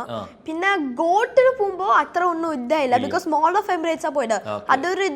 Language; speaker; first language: Malayalam; early bilingual, heritage; Malayalam